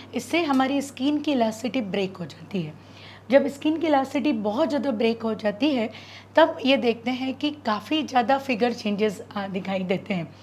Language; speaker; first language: Hindi; native; Hindi